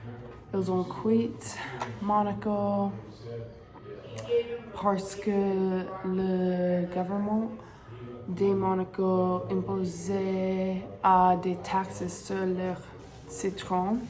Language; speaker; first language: French; non-native, learner; English